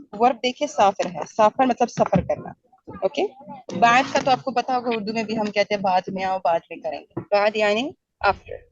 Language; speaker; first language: Urdu; native; Urdu